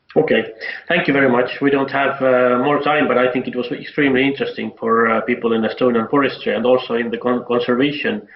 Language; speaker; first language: English; non-native, fluent; Estonian